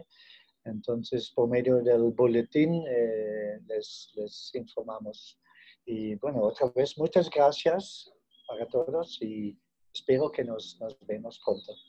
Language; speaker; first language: Spanish; non-native, fluent; Dutch